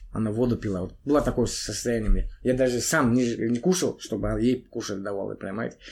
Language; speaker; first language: Russian; non-native, local second language; Kazakh